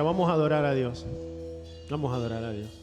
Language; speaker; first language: Spanish; native; Spanish